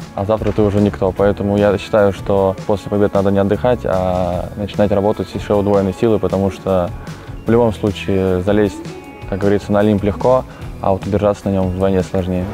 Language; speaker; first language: Russian; native; Russian